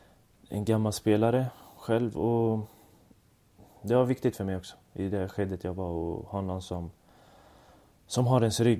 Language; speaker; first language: Swedish; early bilingual, other home language; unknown